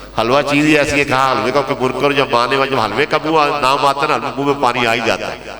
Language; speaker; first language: Urdu; non-native, local second language; Punjabi